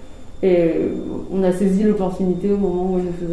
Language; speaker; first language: French; native; French